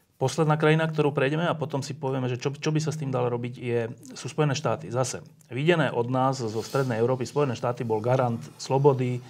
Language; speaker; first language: Slovak; native; Slovak